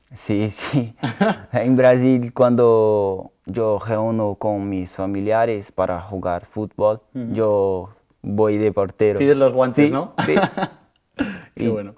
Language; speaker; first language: Spanish; non-native, learner; Portuguese